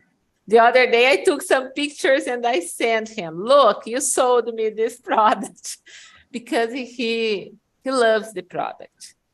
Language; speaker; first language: English; non-native, fluent; Portuguese